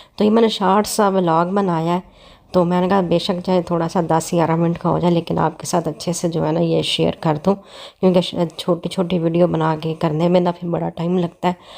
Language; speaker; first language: Urdu; non-native, local second language; Punjabi